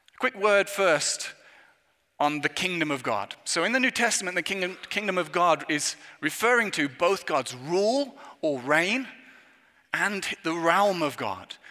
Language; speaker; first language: English; native; English